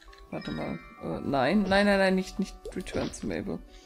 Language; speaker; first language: German; native; German